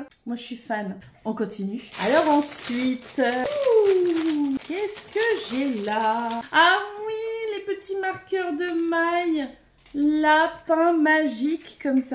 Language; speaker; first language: French; native; French